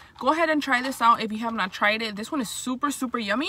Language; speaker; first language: English; early bilingual, other home language; Spanish